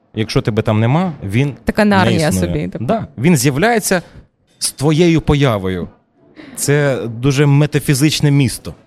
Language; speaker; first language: Ukrainian; native; Ukrainian